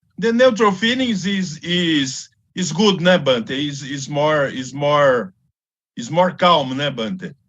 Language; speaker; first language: English; non-native, learner; Portuguese